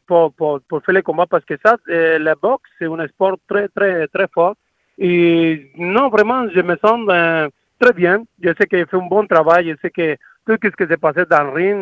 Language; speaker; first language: French; non-native, learner; Spanish